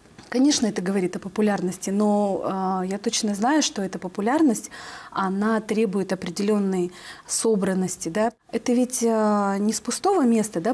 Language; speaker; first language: Russian; native; Russian